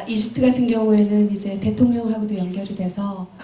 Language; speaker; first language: Korean; native; Korean